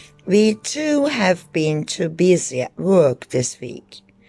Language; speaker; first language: English; non-native, fluent; Turkish